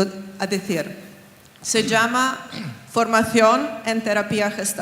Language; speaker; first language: Spanish; non-native, fluent; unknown